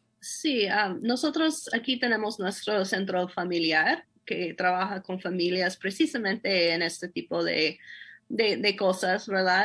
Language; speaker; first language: Spanish; non-native, fluent; English